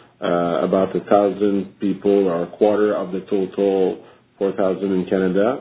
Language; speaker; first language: English; non-native, local second language; French